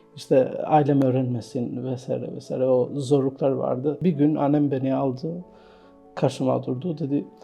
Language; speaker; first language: Turkish; non-native, fluent; Albanian